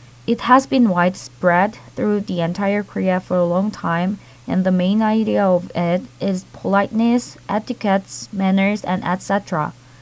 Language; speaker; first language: English; non-native, fluent; Korean